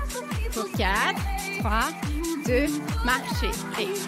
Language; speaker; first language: French; native; French